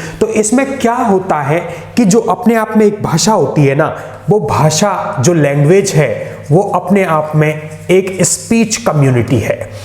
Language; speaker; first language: Hindi; native; Hindi